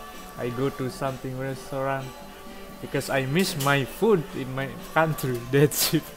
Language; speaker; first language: English; non-native, learner; Indonesian